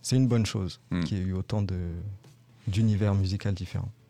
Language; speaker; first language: French; native; French